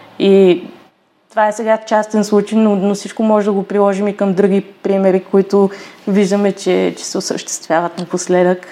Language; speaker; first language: Bulgarian; native; Bulgarian